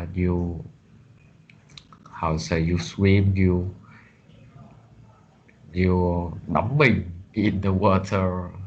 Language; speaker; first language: English; non-native, learner; Vietnamese